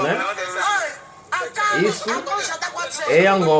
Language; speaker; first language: Portuguese; non-native, local second language; Kongo